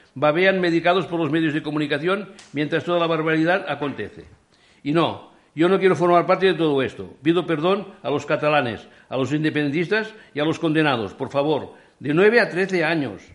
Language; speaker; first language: Spanish; non-native, local second language; Catalan